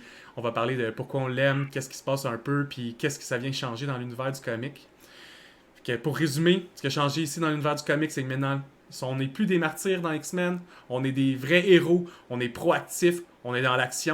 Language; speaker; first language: French; native; French